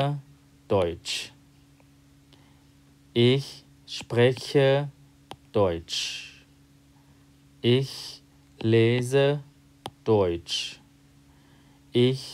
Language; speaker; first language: German; non-native, fluent; Thai